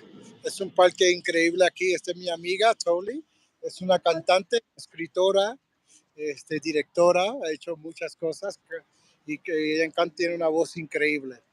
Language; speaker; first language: Spanish; early bilingual, heritage; Spanish